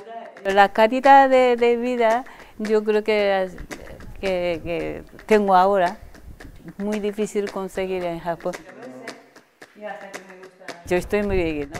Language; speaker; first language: Spanish; non-native, learner; Japanese